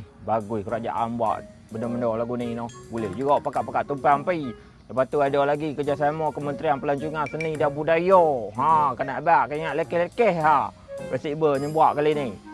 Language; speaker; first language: Malay; native; Malay